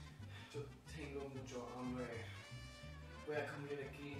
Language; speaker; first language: Spanish; non-native, learner; English